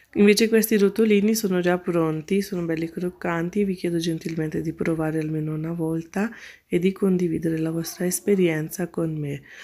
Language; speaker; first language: Italian; non-native, fluent; Urdu